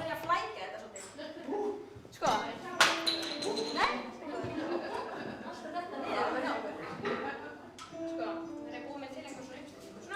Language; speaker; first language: Icelandic; native; Icelandic